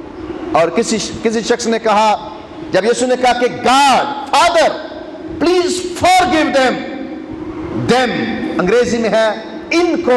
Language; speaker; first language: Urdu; non-native, local second language; Punjabi